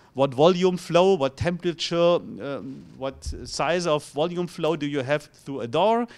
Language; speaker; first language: English; non-native, fluent; German